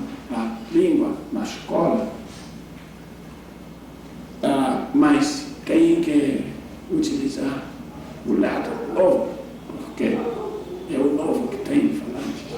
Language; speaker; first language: Portuguese; non-native, fluent; English